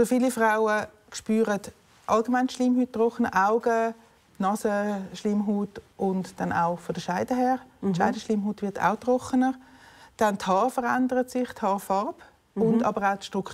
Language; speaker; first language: German; native; German